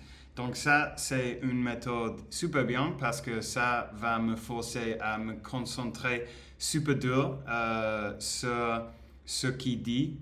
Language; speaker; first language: French; non-native, learner; Spanish